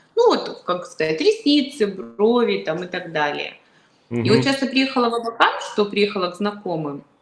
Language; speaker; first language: Russian; native; Russian